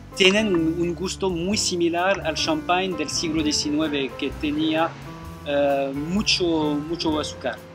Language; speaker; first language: Spanish; non-native, fluent; French